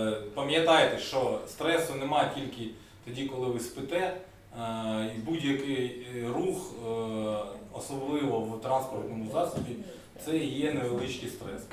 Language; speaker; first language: Ukrainian; non-native, local second language; Russian